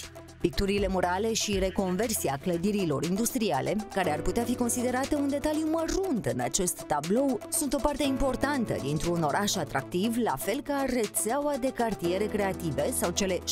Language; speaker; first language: Romanian; native; Romanian